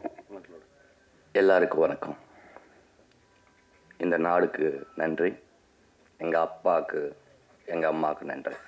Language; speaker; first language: Tamil; non-native, learner; Telugu